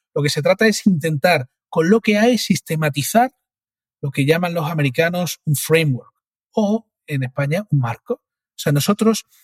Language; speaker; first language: Spanish; native; Spanish